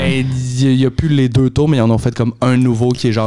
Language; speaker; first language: French; native; French